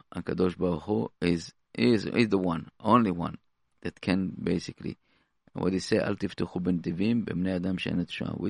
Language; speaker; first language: English; non-native, fluent; Hebrew